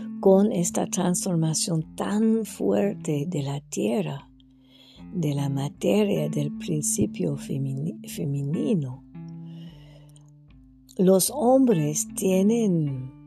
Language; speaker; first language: Spanish; non-native, fluent; French